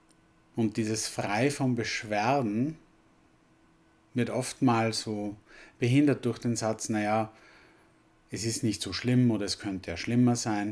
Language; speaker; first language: German; native; German